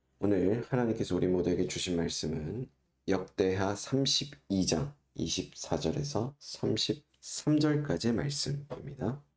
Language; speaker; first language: Korean; native; Korean